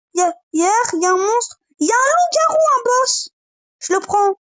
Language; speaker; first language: French; native; French